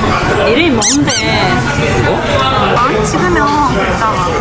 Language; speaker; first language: Korean; non-native, fluent; Japanese